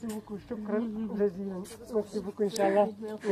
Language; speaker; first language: French; non-native, learner; Arabic